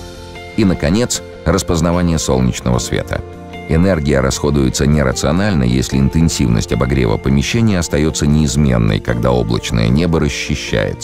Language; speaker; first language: Russian; native; Russian